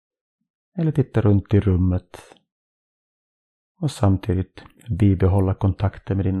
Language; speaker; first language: Swedish; non-native, fluent; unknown